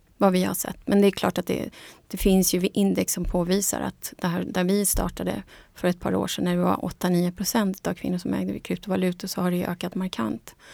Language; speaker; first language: Swedish; non-native, fluent; Spanish